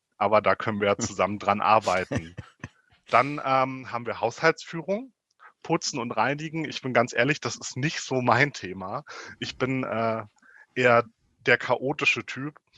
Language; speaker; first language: German; native; German